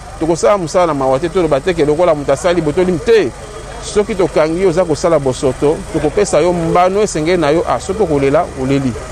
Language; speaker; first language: Lingala; native; Lingala